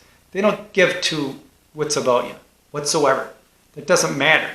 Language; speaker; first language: English; native; English